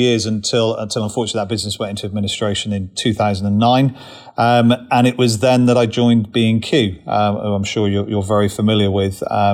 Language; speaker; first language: English; native; English